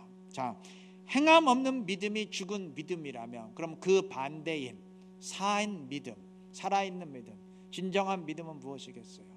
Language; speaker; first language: Korean; native; Korean